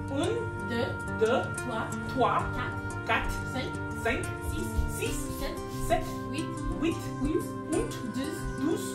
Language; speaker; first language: French; non-native, learner; English